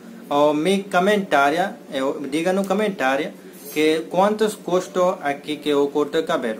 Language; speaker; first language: Portuguese; non-native, learner; Hindi